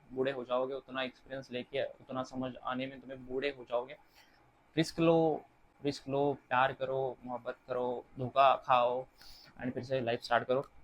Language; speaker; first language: Hindi; non-native, local second language; Marathi